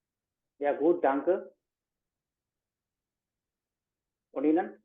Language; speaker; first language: German; non-native, fluent; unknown